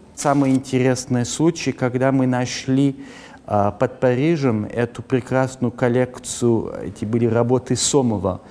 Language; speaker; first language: Russian; early bilingual, heritage; Russian